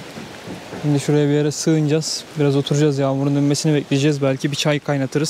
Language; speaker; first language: Turkish; native; Turkish